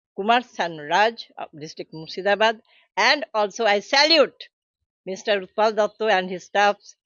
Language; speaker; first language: English; non-native, local second language; Bangla